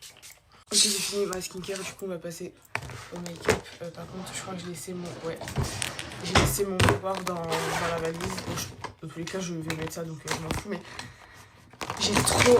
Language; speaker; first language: French; native; French